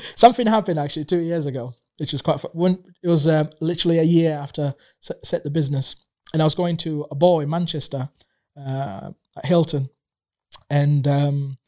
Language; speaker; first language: English; non-native, local second language; Swahili